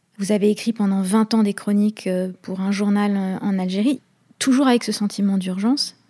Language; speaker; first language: French; native; French